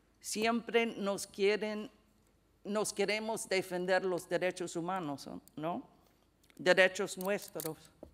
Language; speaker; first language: Spanish; non-native, fluent; English